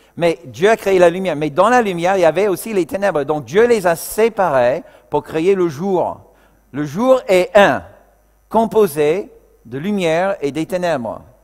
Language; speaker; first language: French; non-native, fluent; English